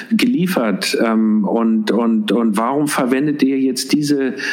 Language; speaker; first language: German; native; German